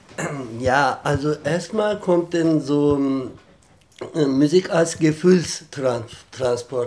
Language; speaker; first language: German; non-native, fluent; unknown